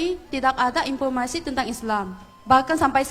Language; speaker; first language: Indonesian; non-native, fluent; Korean